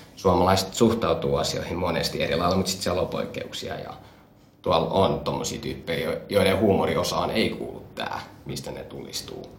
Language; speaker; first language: Finnish; early bilingual, other home language; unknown